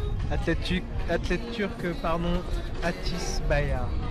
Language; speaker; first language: French; native; French